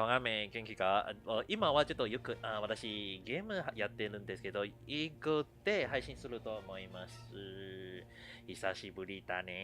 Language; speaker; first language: Japanese; non-native, fluent; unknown